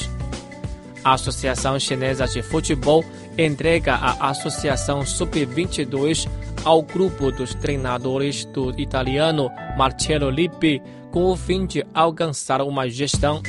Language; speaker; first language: Portuguese; non-native, fluent; Chinese